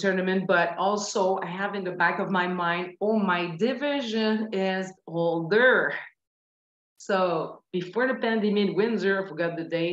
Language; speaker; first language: English; non-native, fluent; French